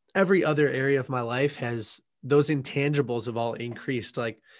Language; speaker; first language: English; native; English